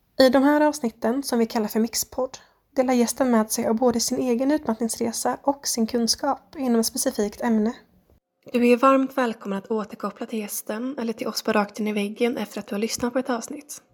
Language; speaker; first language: Swedish; native; Swedish